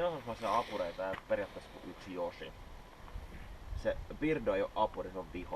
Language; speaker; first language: Finnish; native; Finnish